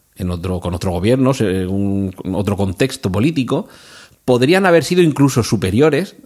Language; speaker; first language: Spanish; native; Spanish